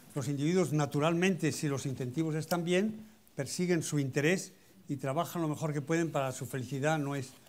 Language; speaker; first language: Spanish; native; Spanish